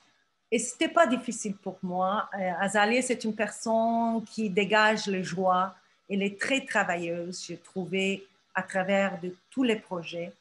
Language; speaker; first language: French; non-native, fluent; Turkish